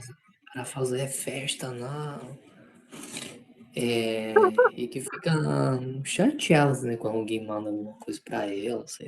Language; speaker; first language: Portuguese; non-native, fluent; Spanish